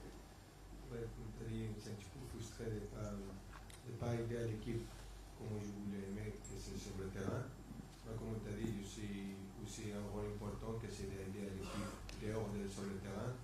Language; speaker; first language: French; non-native, fluent; Spanish